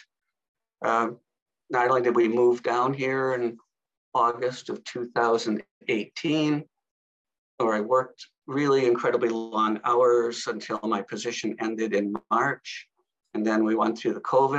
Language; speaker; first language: English; native; English